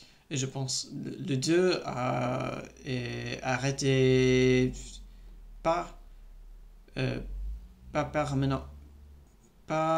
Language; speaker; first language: French; non-native, learner; English